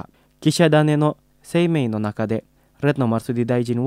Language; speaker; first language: Japanese; non-native, fluent; Indonesian